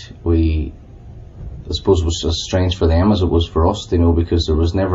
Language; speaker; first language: English; native; English